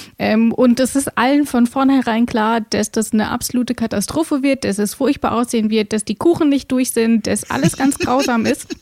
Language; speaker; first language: German; native; German